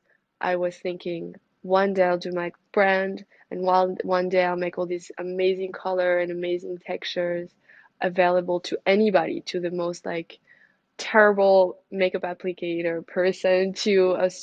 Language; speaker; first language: English; non-native, fluent; French